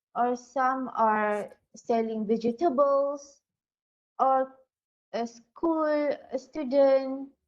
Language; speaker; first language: English; non-native, local second language; Malay